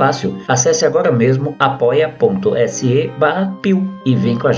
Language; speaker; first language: Portuguese; native; Portuguese